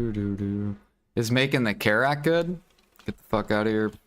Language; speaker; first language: English; native; English